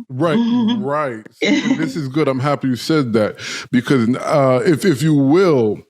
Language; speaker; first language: English; native; English